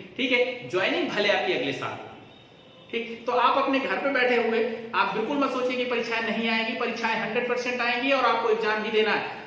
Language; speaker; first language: Hindi; native; Hindi